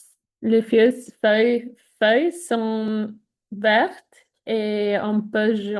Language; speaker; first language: French; non-native, learner; Spanish